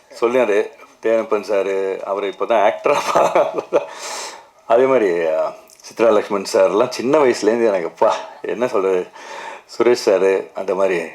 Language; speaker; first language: Tamil; non-native, local second language; Kannada